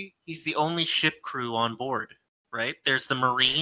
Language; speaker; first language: English; native; English